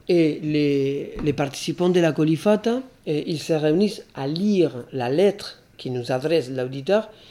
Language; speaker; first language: French; non-native, fluent; Spanish